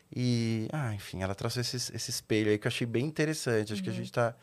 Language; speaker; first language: Portuguese; native; Portuguese